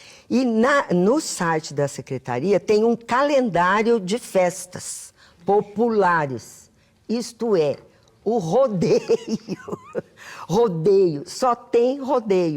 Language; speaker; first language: Portuguese; native; Portuguese